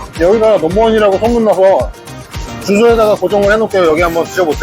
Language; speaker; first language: Korean; native; Korean